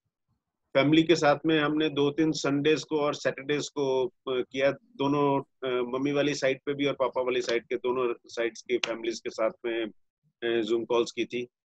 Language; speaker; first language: Hindi; native; Hindi